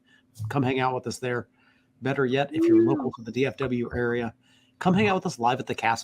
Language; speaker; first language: English; native; English